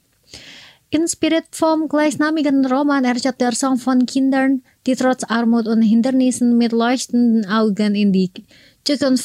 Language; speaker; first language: German; non-native, fluent; Indonesian